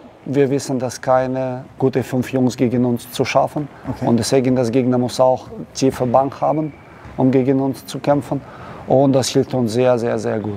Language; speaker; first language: German; non-native, learner; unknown